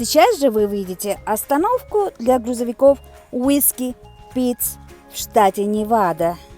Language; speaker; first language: Russian; non-native, local second language; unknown